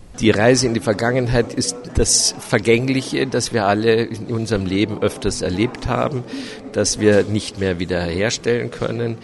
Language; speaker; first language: German; native; German